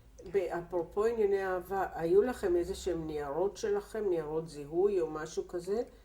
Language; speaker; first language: Hebrew; native; Hebrew